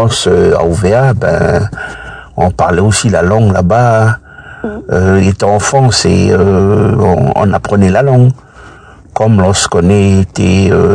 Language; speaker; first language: French; native; French